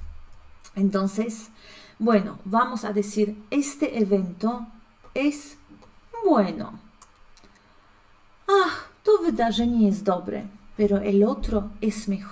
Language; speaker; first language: Spanish; non-native, fluent; Polish